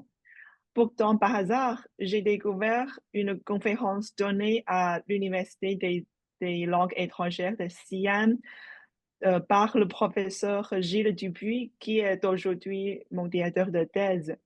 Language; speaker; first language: French; non-native, fluent; Chinese